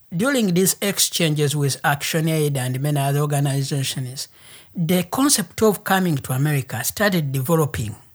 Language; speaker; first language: English; non-native, local second language; Ganda